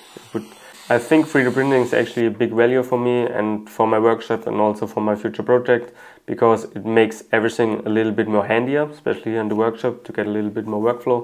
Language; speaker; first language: English; non-native, fluent; German